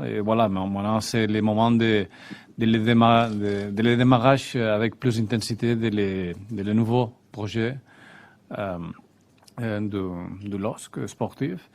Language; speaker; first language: French; non-native, fluent; Spanish